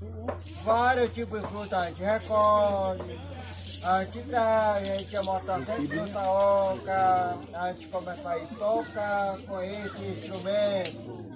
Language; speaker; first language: Portuguese; non-native, local second language; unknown